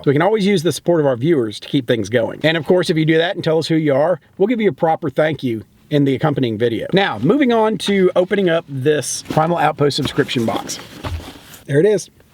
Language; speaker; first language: English; native; English